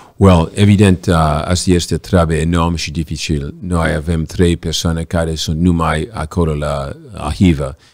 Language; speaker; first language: Romanian; early bilingual, heritage; Romanian